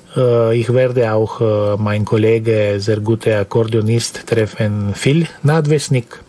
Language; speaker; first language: German; non-native, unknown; Slovenian